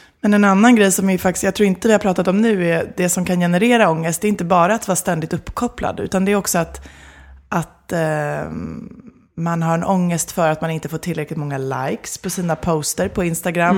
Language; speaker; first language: Swedish; native; Swedish